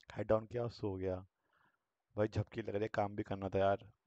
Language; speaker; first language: Hindi; native; Hindi